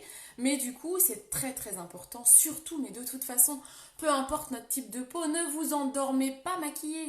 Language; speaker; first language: French; native; French